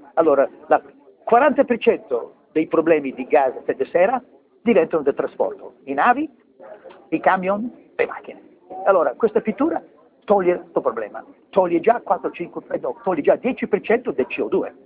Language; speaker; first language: Italian; early bilingual, heritage; English